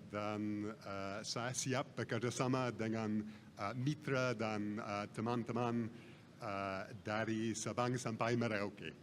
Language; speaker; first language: Indonesian; non-native, fluent; English